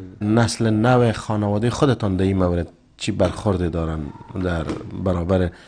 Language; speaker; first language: Persian; native; Persian